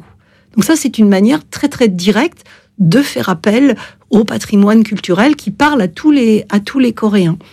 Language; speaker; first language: French; native; French